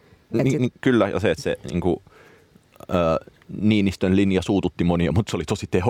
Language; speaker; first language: Finnish; native; Finnish